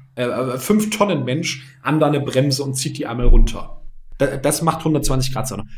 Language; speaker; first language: German; native; German